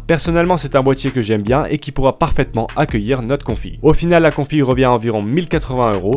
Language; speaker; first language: French; native; French